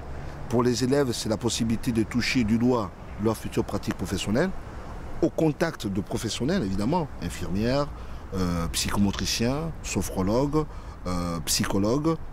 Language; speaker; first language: French; native; French